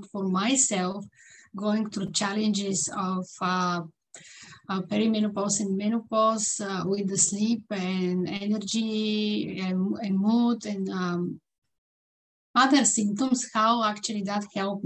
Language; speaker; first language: English; non-native, fluent; Bulgarian